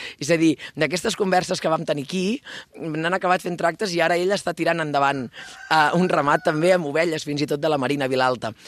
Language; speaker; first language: Catalan; native; Catalan